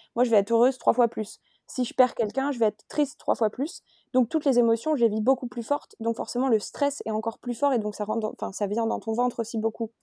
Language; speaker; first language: French; native; French